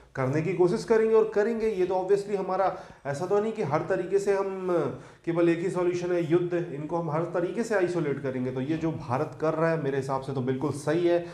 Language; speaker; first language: Hindi; native; Hindi